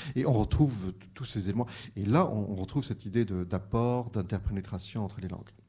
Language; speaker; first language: French; native; French